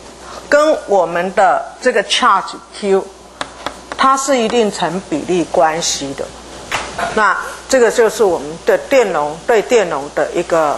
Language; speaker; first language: Chinese; native; Chinese